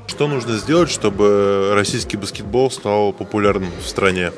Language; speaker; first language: Russian; native; Russian